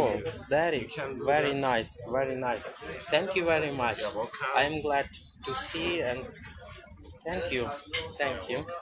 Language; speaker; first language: English; non-native, learner; Ukrainian